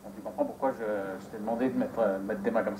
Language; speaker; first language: French; native; French